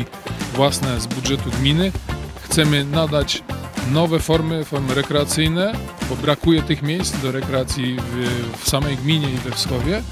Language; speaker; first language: Polish; native; Polish